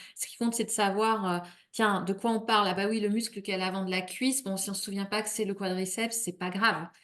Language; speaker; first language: French; native; French